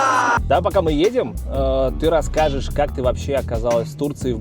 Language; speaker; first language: Russian; native; Russian